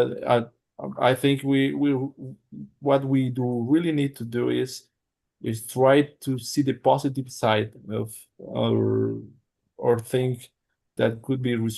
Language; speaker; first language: English; non-native, learner; Spanish